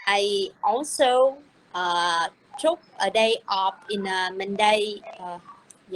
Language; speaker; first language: English; non-native, learner; Vietnamese